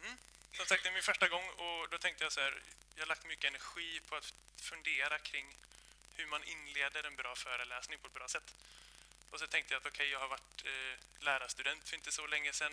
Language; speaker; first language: Swedish; native; Swedish